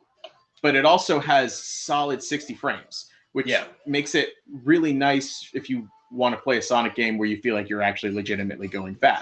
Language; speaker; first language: English; native; English